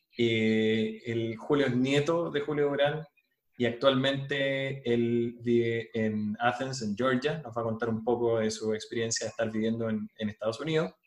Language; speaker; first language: Spanish; native; Spanish